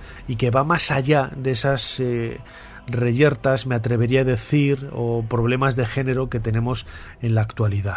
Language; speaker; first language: Spanish; native; Spanish